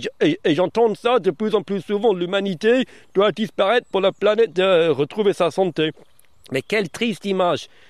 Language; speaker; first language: French; non-native, fluent; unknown